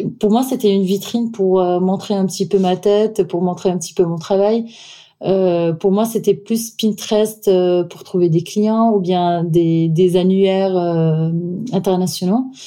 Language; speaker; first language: French; non-native, fluent; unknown